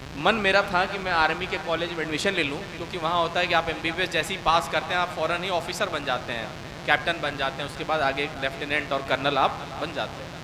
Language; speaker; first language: Hindi; native; Hindi